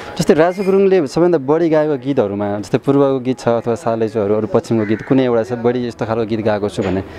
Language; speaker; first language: Nepali; native; Nepali